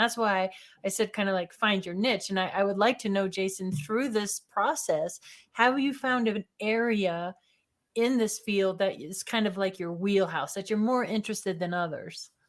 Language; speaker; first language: English; native; English